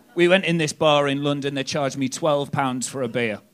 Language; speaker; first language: English; native; English